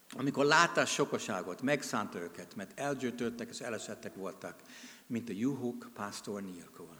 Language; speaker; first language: Hungarian; non-native, fluent; English